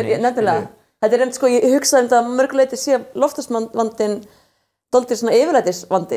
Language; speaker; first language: Icelandic; native; Icelandic